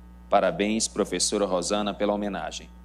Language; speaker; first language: Portuguese; native; Portuguese